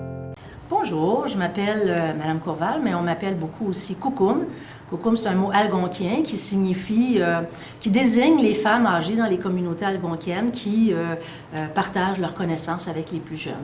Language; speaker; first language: French; native; French